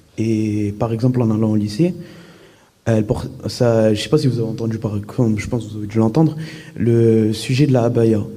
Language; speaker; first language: French; native; French